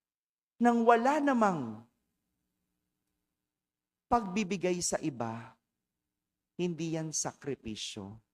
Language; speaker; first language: Filipino; native; Filipino